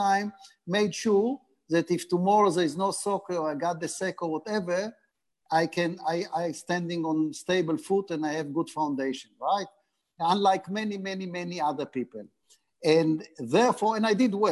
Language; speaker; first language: English; non-native, fluent; Hebrew